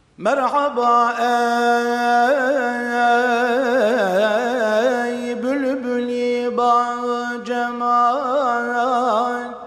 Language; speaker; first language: Turkish; native; Turkish